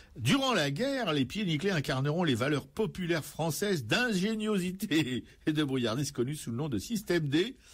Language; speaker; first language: French; native; French